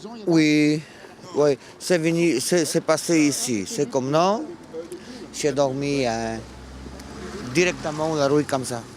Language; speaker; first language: French; non-native, learner; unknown